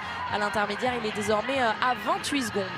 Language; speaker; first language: French; native; French